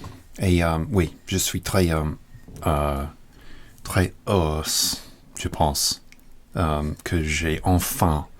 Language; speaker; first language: French; non-native, learner; English